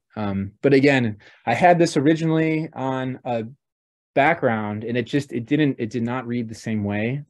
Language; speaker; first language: English; native; English